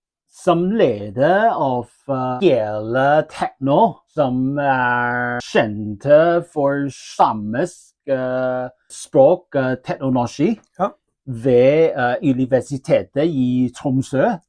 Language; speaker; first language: Norwegian; non-native, learner; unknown